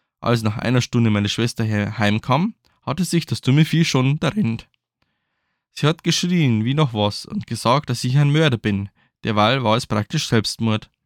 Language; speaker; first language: German; native; German